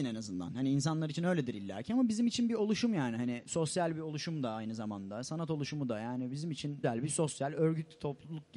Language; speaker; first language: Turkish; native; Turkish